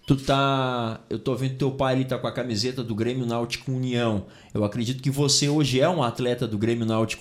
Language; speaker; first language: Portuguese; native; Portuguese